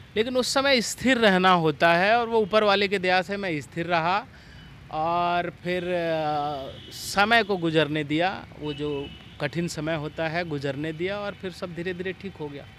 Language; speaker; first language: Hindi; native; Hindi